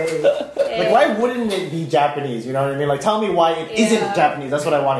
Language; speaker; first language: English; native; English